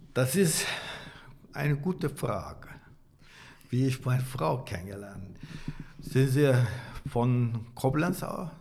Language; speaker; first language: German; non-native, learner; Turkish